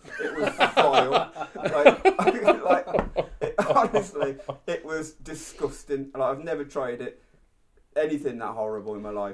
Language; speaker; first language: English; native; English